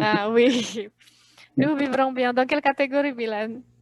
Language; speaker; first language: French; non-native, fluent; Indonesian